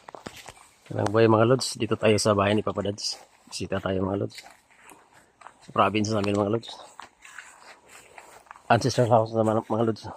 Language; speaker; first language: Filipino; non-native, local second language; Cebuano